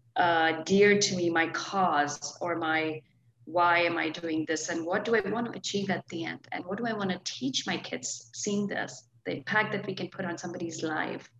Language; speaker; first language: English; non-native, local second language; Hindi